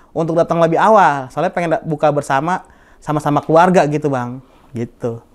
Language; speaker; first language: Indonesian; native; Indonesian